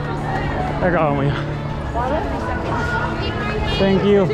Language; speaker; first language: Spanish; native; Spanish